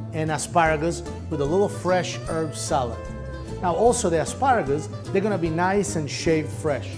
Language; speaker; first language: English; non-native, fluent; Italian